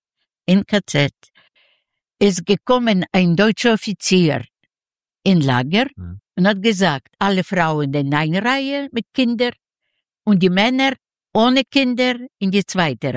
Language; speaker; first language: German; non-native, learner; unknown